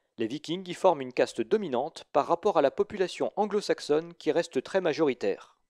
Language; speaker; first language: French; native; French